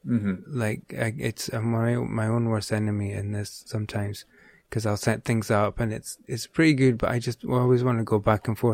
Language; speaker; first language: English; native; English